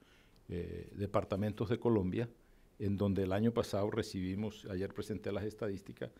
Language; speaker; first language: Spanish; native; Spanish